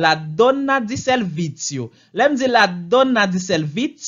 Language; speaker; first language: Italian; non-native, learner; Haitian Creole